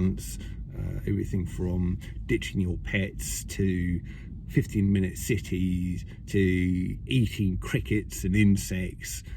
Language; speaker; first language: English; native; English